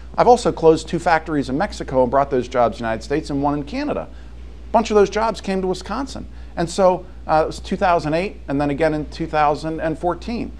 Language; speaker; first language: English; native; English